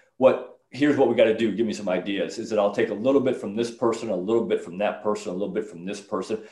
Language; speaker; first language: English; native; English